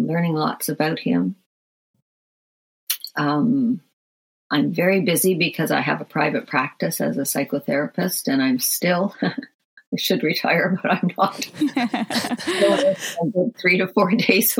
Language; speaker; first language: English; native; English